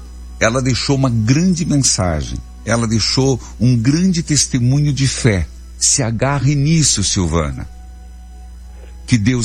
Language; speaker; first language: Portuguese; native; Portuguese